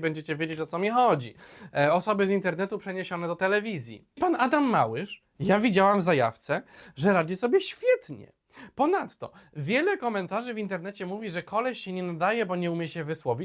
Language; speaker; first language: Polish; native; Polish